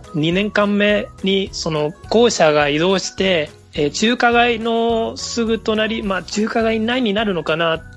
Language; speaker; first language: Japanese; non-native, fluent; Spanish